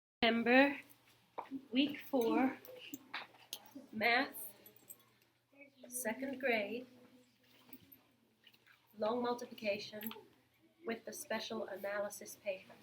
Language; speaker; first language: English; native; English